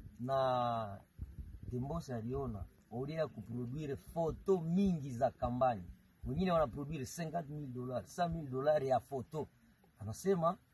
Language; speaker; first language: Swahili; non-native, local second language; Nande